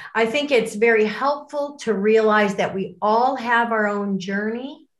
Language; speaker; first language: English; native; English